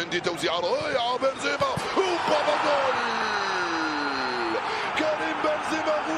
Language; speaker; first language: Arabic; native; Arabic